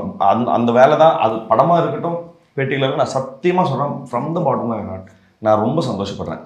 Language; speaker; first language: Tamil; native; Tamil